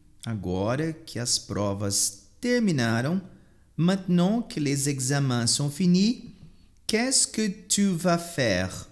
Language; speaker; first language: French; non-native, fluent; Portuguese